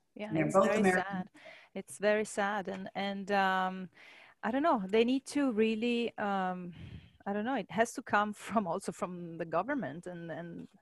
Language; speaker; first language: English; non-native, fluent; Italian